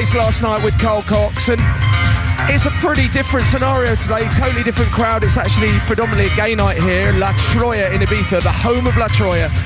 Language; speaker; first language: English; native; English